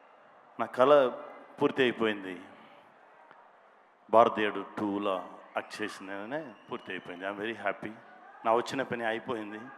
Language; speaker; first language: Telugu; non-native, learner; Tamil